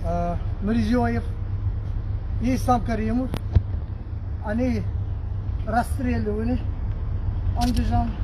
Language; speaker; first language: Russian; non-native, fluent; Uzbek